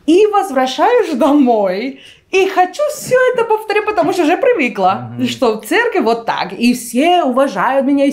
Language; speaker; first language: Russian; non-native, fluent; Spanish